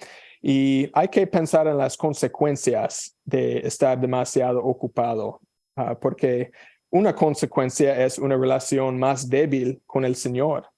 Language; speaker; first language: Spanish; non-native, fluent; English